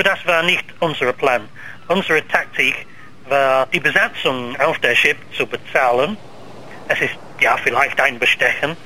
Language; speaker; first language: German; non-native, learner; English